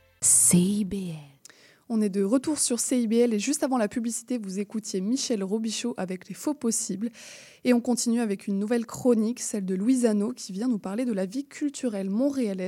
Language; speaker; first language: French; native; French